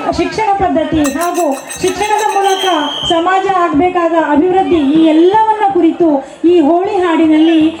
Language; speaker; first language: Kannada; non-native, local second language; Konkani